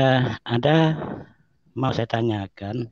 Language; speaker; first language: Indonesian; native; Indonesian